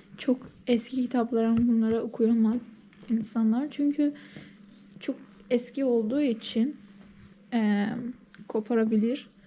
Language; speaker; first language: Turkish; non-native, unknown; Persian